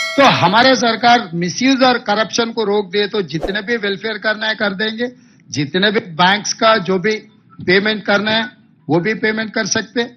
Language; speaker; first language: Hindi; non-native, local second language; Telugu